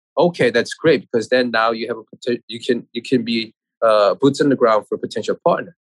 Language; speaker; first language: English; non-native, fluent; Korean